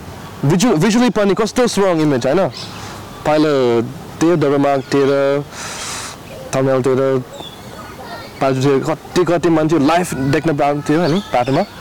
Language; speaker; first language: Nepali; non-native, learner; English